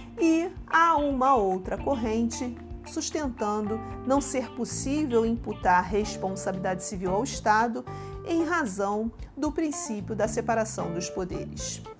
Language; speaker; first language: Portuguese; native; Portuguese